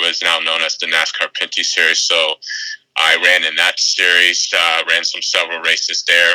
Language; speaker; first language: English; native; English